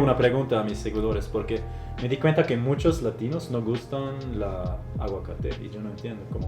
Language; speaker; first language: Spanish; non-native, fluent; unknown